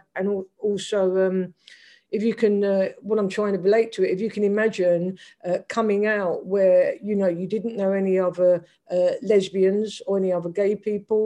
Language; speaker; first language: English; native; English